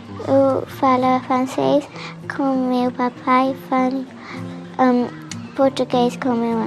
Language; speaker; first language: Portuguese; early bilingual, heritage; Portuguese